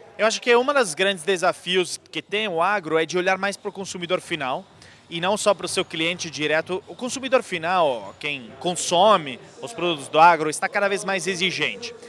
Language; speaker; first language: Portuguese; non-native, fluent; Italian